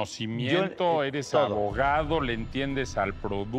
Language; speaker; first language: Spanish; native; Spanish